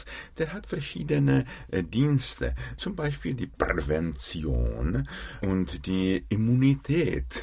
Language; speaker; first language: German; non-native, fluent; Czech